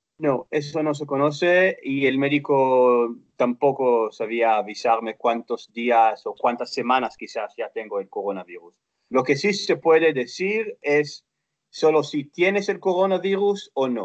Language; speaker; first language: Spanish; non-native, fluent; Hebrew